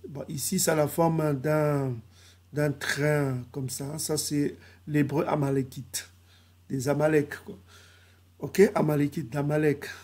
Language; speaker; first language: French; non-native, local second language; Kongo